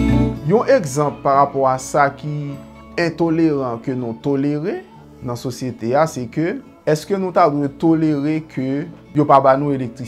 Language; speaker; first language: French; non-native, learner; Haitian Creole